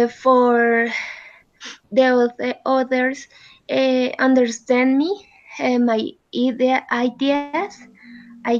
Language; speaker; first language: English; non-native, learner; Spanish